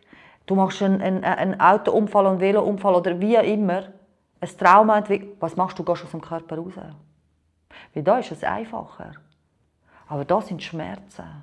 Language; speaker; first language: German; non-native, fluent; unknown